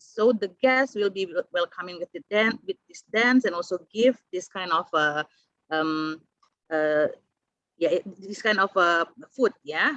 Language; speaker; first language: English; non-native, fluent; Indonesian